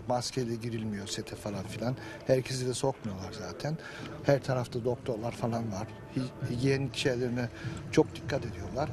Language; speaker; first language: Turkish; early bilingual, heritage; Turkish